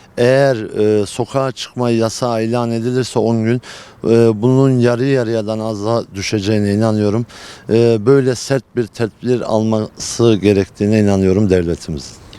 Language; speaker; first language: Turkish; native; Turkish